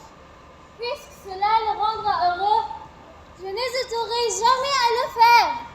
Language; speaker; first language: French; non-native, learner; Arabic